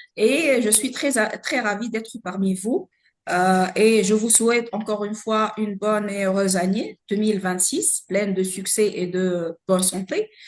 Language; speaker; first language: French; non-native, local second language; Arabic